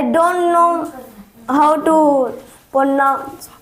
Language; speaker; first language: English; non-native, learner; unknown